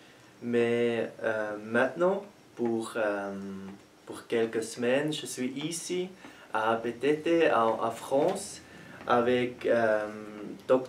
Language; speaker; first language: French; non-native, learner; German